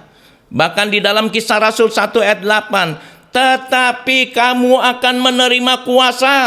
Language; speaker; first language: Indonesian; native; Indonesian